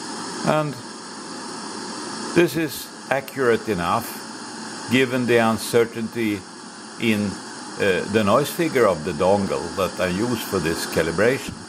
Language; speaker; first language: English; non-native, fluent; Swedish